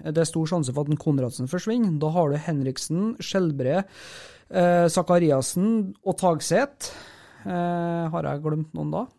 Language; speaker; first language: Norwegian; native; Norwegian